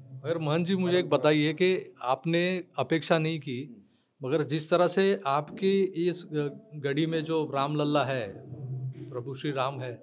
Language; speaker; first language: Hindi; non-native, local second language; Marathi